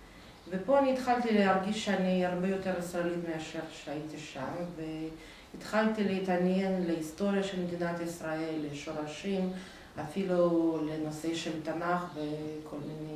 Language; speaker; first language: Hebrew; non-native, fluent; Russian